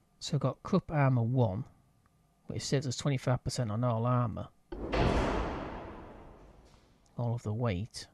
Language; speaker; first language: English; native; English